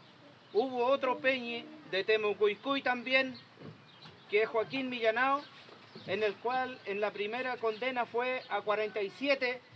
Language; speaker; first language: Spanish; native; Spanish